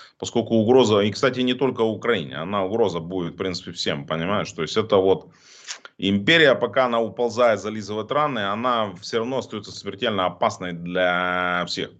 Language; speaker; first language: Russian; non-native, local second language; Ukrainian